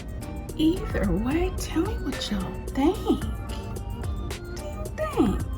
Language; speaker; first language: English; native; English